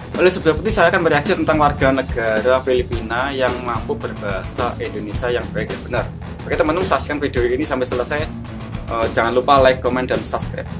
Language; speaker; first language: Indonesian; native; Indonesian